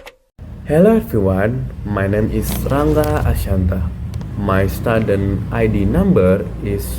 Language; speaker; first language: English; non-native, learner; Indonesian